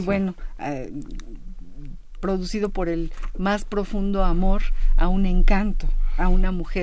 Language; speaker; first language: Spanish; native; Spanish